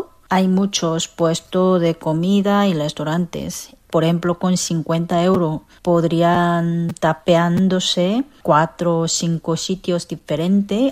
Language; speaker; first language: Spanish; non-native, fluent; Korean